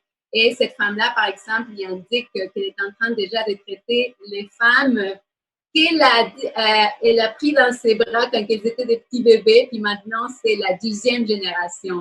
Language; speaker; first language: French; native; French